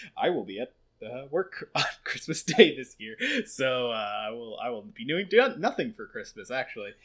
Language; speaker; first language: English; early bilingual, other home language; Hindi